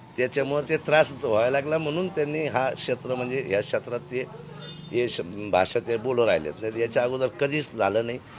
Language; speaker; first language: Marathi; non-native, local second language; Urdu